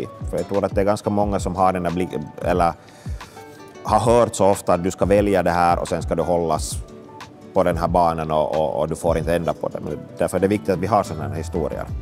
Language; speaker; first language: Swedish; native; Swedish